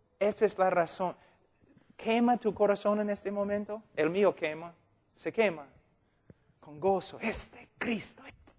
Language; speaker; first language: Spanish; non-native, fluent; English